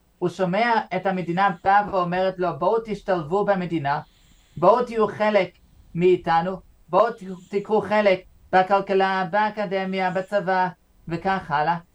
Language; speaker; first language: Hebrew; non-native, fluent; English